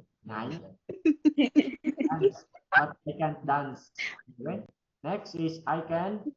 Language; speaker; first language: English; non-native, fluent; Filipino